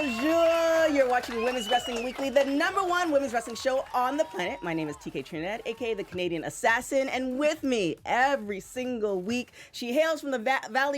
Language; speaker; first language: English; native; English